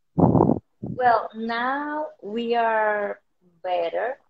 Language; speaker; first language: English; non-native, learner; Spanish